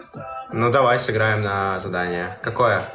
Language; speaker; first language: Russian; native; Russian